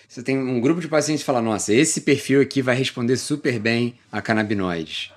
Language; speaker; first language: Portuguese; native; Portuguese